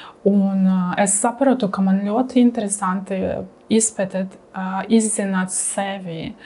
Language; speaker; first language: Latvian; non-native, learner; Russian